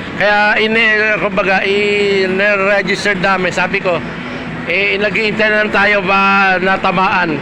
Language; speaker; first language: Filipino; native; Filipino